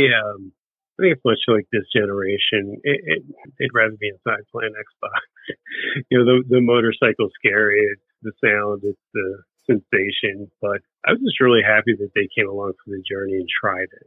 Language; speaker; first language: English; native; English